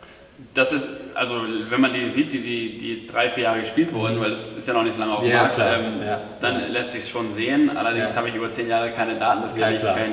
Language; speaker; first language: German; native; German